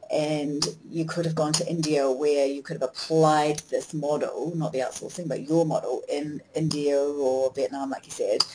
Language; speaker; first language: English; native; English